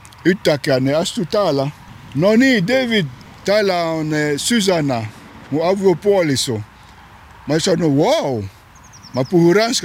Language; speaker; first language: Finnish; non-native, learner; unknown